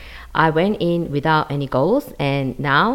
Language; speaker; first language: English; non-native, local second language; Cantonese